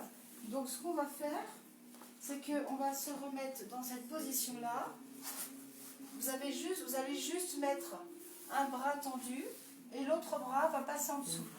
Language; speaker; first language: French; native; French